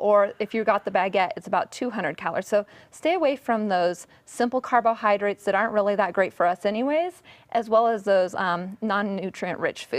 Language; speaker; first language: English; native; English